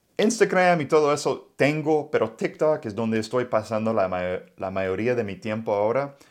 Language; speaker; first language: Spanish; non-native, fluent; English